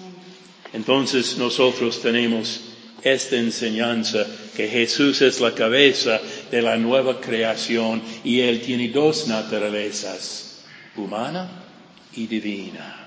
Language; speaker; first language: Spanish; non-native, fluent; English